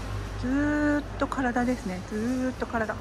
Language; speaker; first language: Japanese; native; Japanese